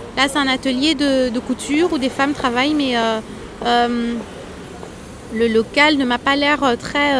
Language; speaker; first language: French; native; French